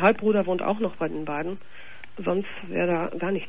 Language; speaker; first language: German; native; German